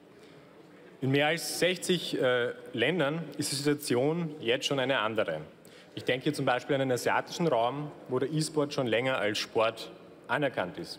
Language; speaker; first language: German; native; German